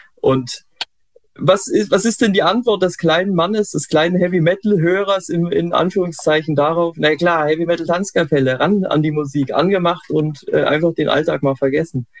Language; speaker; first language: German; native; German